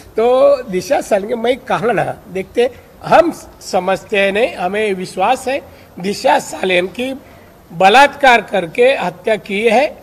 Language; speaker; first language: Hindi; non-native, local second language; Marathi